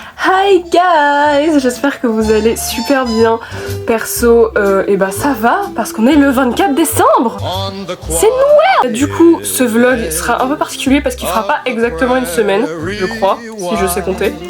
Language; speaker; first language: French; native; French